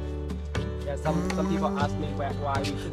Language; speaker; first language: English; non-native, fluent; Vietnamese